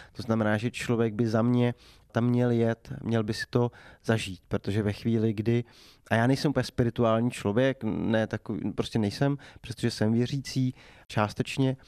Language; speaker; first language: Czech; native; Czech